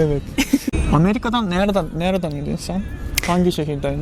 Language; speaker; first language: Turkish; non-native, learner; Japanese